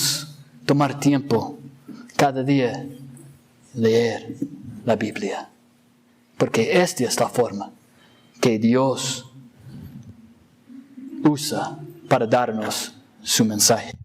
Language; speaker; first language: Spanish; non-native, fluent; English